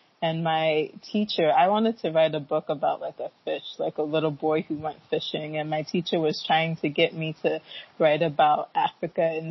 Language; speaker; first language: English; early bilingual, other home language; Akan